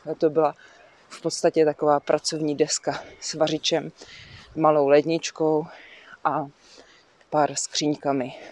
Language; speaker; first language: Czech; native; Czech